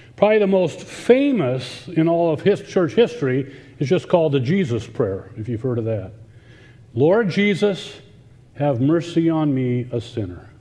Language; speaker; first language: English; native; English